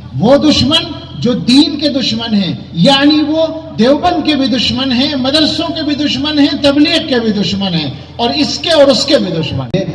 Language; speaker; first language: Urdu; native; Urdu